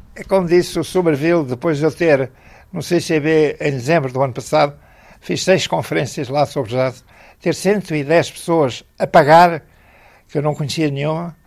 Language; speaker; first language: Portuguese; native; Portuguese